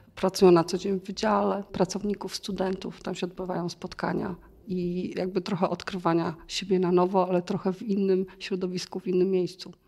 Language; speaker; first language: Polish; native; Polish